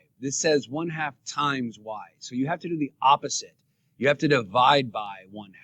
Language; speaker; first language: English; native; English